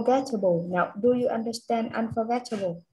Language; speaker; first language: English; non-native, learner; Vietnamese